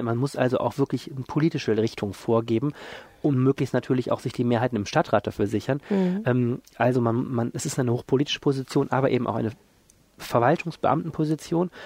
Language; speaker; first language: German; native; German